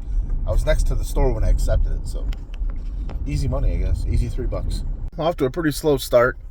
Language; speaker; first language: English; native; English